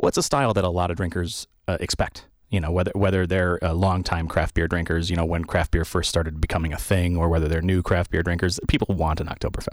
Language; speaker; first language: English; native; English